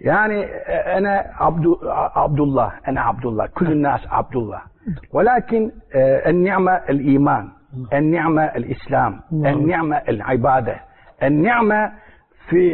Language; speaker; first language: Arabic; non-native, learner; Turkish